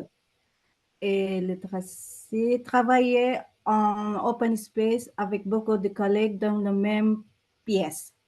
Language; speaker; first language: French; non-native, learner; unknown